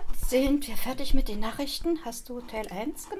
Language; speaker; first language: German; native; German